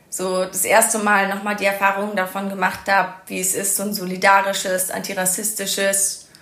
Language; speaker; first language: German; early bilingual, other home language; Persian